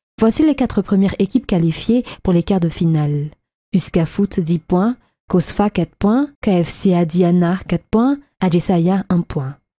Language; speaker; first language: French; non-native, local second language; Malagasy